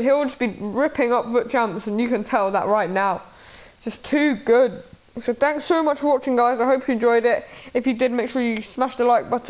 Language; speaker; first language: English; native; English